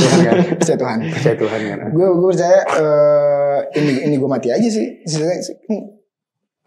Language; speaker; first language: Indonesian; native; Indonesian